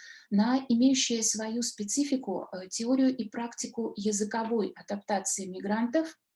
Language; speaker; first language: Russian; native; Russian